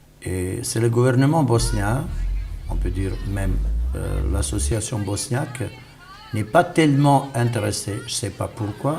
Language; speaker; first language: French; non-native, fluent; Bosnian